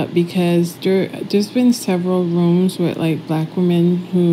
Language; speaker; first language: English; native; English